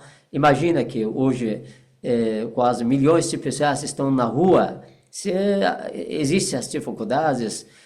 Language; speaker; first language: Portuguese; non-native, fluent; Persian